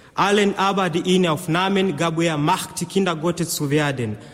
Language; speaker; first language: German; non-native, fluent; Swahili